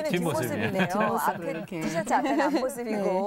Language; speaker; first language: Korean; native; Korean